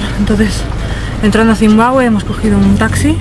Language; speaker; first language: Spanish; native; Spanish